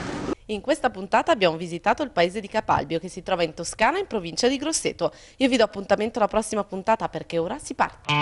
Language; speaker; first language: Italian; native; Italian